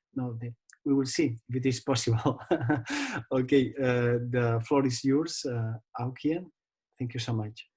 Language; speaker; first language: English; non-native, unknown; Catalan